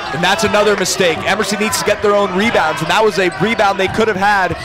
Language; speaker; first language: English; native; English